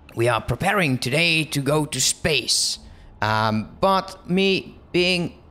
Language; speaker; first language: English; non-native, fluent; Dutch